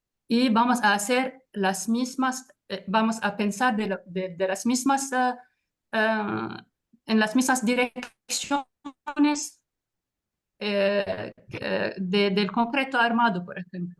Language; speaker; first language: Spanish; non-native, fluent; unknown